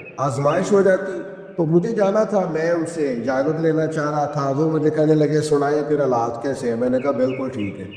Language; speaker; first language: Urdu; non-native, local second language; Punjabi